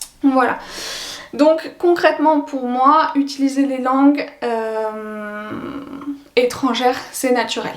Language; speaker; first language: French; native; French